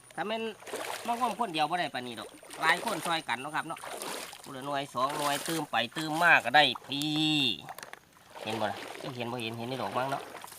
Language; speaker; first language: Thai; native; Thai